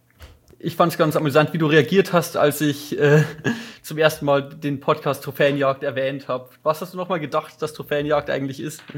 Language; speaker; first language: German; native; German